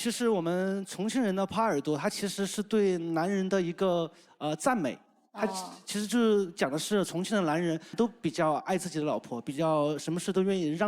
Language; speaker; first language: Chinese; native; Chinese